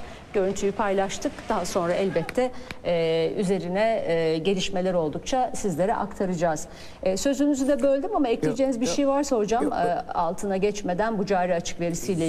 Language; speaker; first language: Turkish; native; Turkish